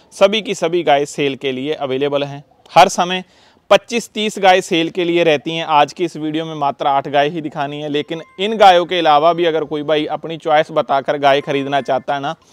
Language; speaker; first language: Hindi; non-native, local second language; Punjabi